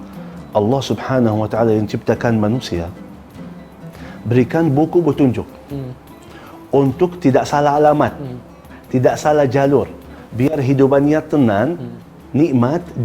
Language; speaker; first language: Indonesian; non-native, fluent; Arabic